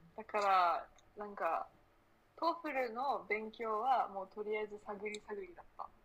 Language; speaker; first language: Japanese; early bilingual, other home language; Spanish